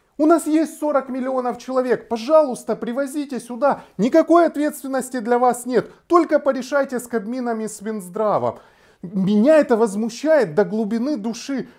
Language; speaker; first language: Russian; native; Russian